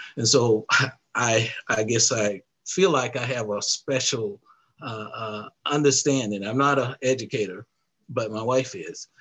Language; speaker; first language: English; native; English